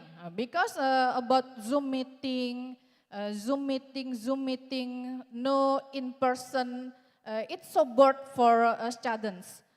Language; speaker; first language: English; non-native, learner; Indonesian